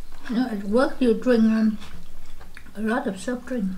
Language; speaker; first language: English; non-native, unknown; Vietnamese